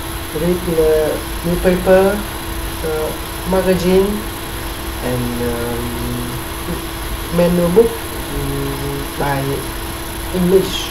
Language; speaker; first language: English; non-native, learner; Vietnamese